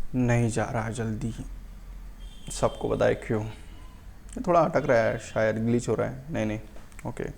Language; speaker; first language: Hindi; non-native, local second language; Marathi